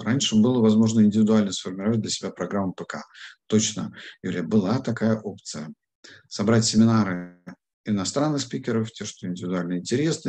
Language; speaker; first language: Russian; native; Russian